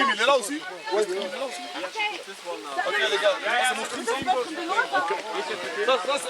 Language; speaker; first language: French; native; French